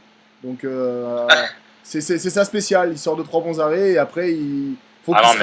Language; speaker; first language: French; native; French